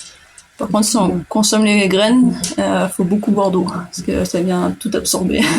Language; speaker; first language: French; native; French